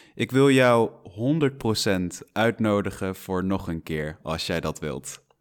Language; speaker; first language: Dutch; non-native, fluent; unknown